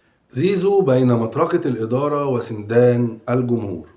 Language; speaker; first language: Arabic; native; Arabic